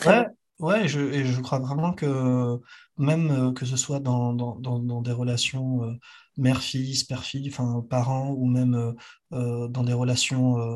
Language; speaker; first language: French; native; French